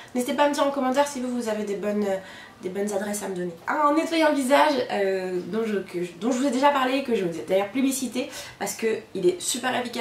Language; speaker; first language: French; native; French